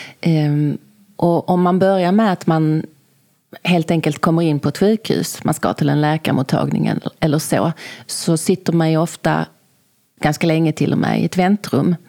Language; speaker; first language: Swedish; native; Swedish